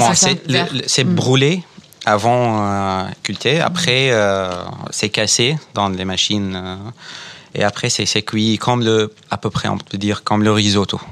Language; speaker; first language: French; non-native, fluent; Arabic